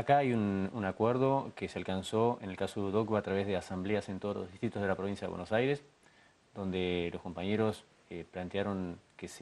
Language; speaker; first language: Spanish; native; Spanish